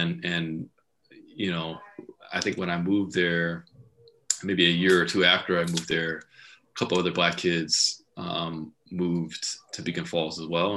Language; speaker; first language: English; native; English